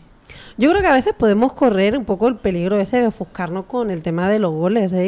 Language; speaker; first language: Spanish; native; Spanish